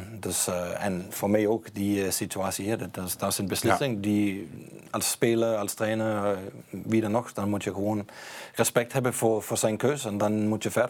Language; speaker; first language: Dutch; non-native, fluent; Danish